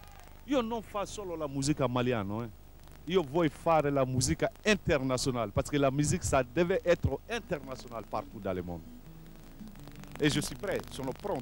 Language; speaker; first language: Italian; non-native, learner; Bambara